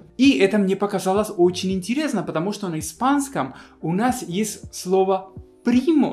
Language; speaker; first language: Russian; non-native, fluent; Spanish